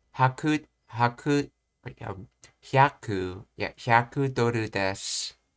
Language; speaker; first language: Japanese; non-native, learner; English